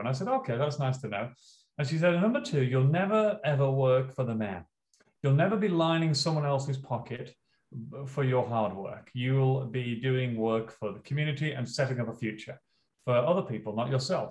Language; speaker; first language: English; native; English